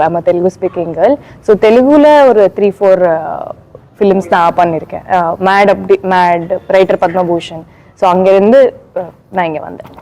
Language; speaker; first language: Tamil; non-native, learner; Telugu